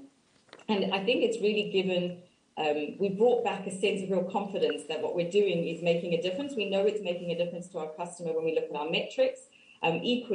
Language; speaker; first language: English; native; English